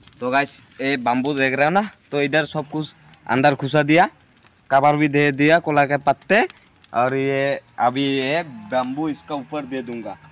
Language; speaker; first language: Hindi; non-native, local second language; Assamese